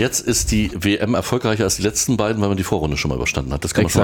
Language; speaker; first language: German; native; German